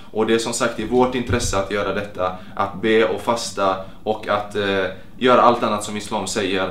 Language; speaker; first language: Swedish; native; Swedish